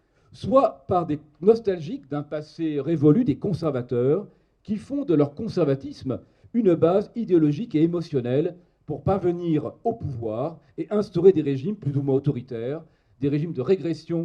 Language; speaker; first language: French; native; French